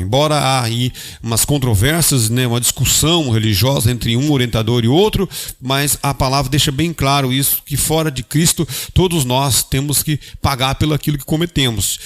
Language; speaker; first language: Portuguese; native; Portuguese